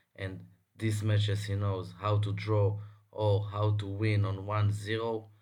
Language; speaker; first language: English; non-native, fluent; Hebrew